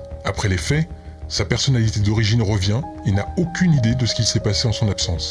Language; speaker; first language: French; native; French